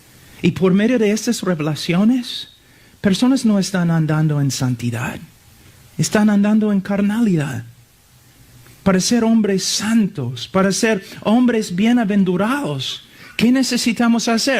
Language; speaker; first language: Spanish; non-native, fluent; English